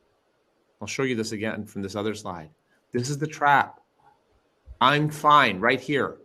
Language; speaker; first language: English; native; English